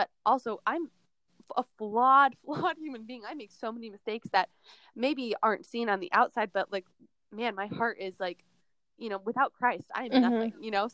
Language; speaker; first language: English; native; English